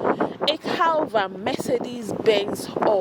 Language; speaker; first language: Dutch; non-native, learner; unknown